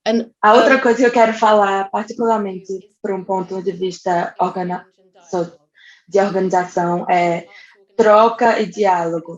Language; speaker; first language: Portuguese; non-native, fluent; English